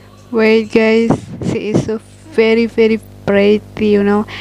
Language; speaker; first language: English; non-native, learner; Indonesian